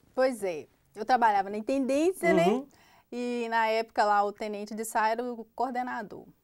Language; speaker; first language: Portuguese; native; Portuguese